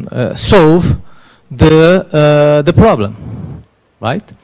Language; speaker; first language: English; non-native, learner; Portuguese